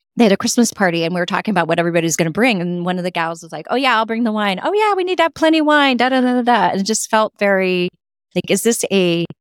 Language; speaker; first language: English; native; English